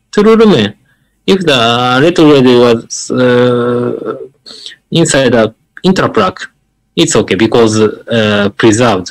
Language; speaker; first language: English; non-native, learner; Japanese